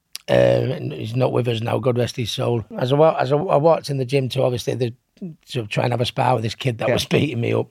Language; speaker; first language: English; native; English